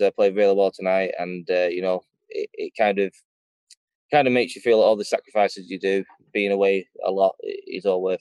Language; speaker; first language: English; native; English